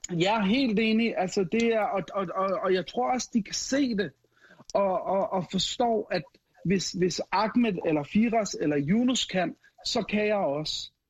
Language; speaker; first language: Danish; early bilingual, other home language; Arabic